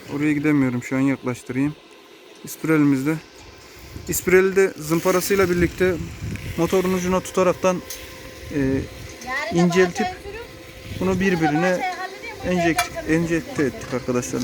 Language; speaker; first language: Turkish; native; Turkish